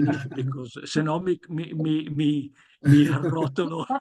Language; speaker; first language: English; non-native, learner; Italian